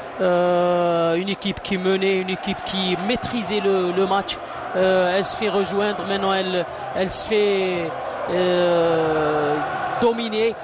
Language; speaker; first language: French; non-native, local second language; Arabic